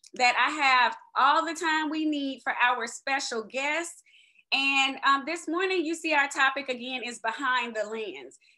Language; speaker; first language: English; native; English